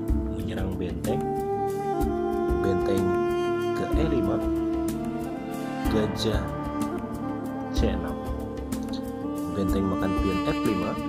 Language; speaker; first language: Indonesian; native; Indonesian